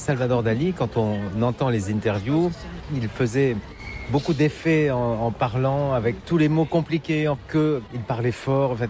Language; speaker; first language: French; native; French